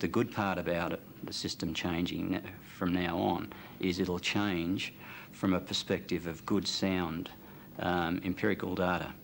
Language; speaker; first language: English; native; English